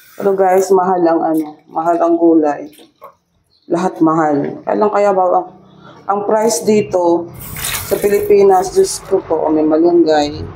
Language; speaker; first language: Filipino; non-native, local second language; Iloko